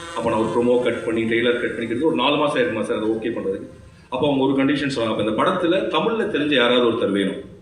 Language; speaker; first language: Tamil; native; Tamil